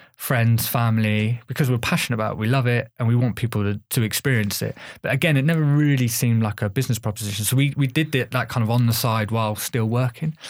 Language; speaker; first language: English; native; English